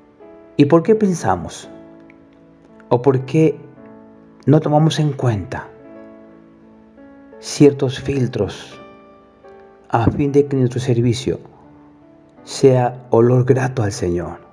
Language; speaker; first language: Spanish; native; Spanish